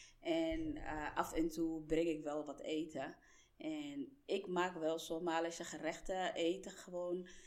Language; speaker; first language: Dutch; non-native, fluent; Somali